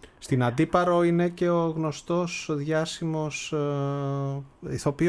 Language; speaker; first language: Greek; native; Greek